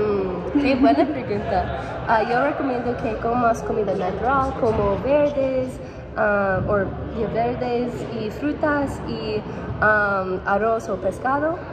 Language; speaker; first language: Spanish; non-native, learner; English